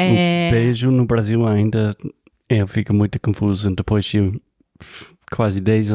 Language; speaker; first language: Portuguese; non-native, fluent; English